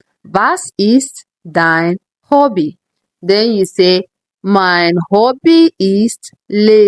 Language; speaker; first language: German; non-native, learner; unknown